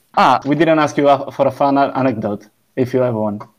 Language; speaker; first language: English; non-native, fluent; Italian